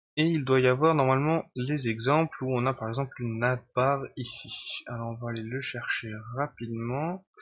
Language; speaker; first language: French; native; French